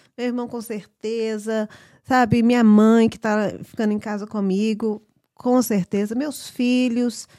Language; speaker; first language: Portuguese; early bilingual, heritage; English